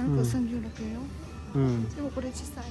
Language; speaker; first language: Japanese; non-native, learner; Vietnamese